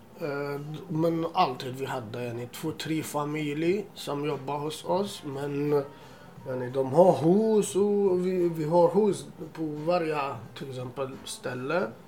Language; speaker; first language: Swedish; non-native, learner; Assyrian Neo-Aramaic